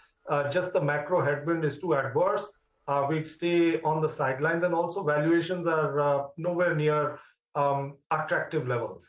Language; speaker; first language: English; non-native, local second language; Hindi